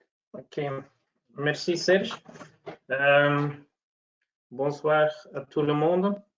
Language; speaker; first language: French; non-native, local second language; Dutch